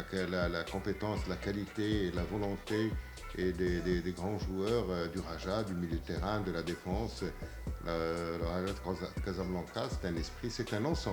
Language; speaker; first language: French; non-native, local second language; Arabic